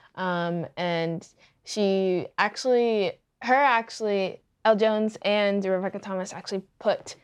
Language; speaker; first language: English; early bilingual, other home language; Yoruba